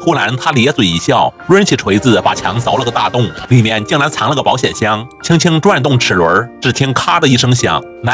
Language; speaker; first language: Chinese; native; Chinese